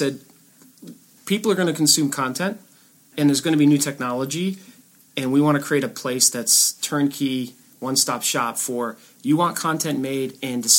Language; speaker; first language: English; native; English